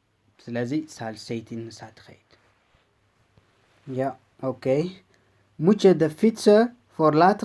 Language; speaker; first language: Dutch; non-native, learner; Tigrinya